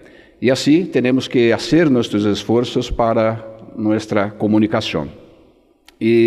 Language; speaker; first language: Spanish; non-native, fluent; Portuguese